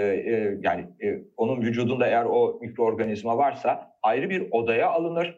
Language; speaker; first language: Turkish; native; Turkish